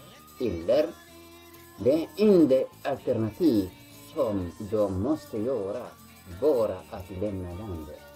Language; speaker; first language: Swedish; non-native, learner; Tigrinya